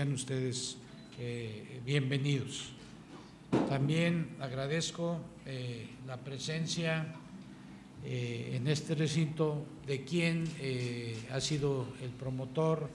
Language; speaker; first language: Spanish; native; Spanish